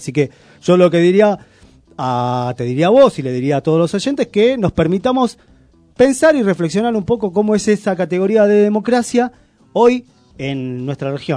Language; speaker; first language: Spanish; native; Spanish